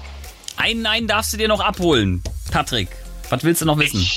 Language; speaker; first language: German; native; German